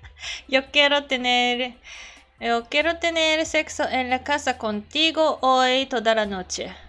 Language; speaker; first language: Spanish; non-native, learner; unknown